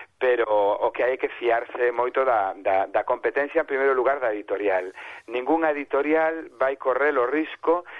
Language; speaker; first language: Galician; native; Galician